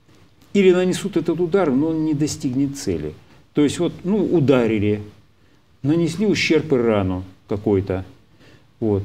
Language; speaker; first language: Russian; native; Russian